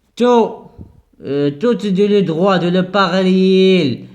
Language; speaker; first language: French; non-native, local second language; Arabic